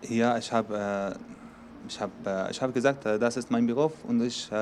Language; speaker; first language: German; non-native, learner; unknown